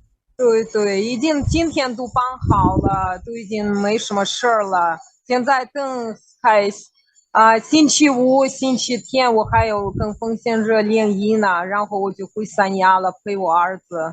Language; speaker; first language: Chinese; non-native, fluent; Russian